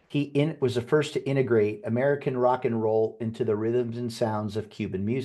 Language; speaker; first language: English; native; English